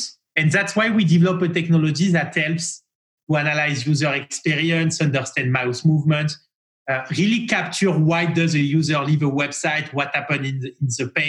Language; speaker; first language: English; non-native, fluent; French